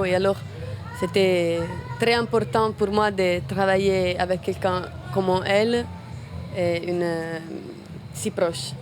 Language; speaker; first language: French; non-native, fluent; Italian